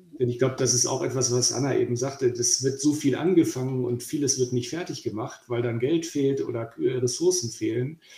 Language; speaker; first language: German; native; German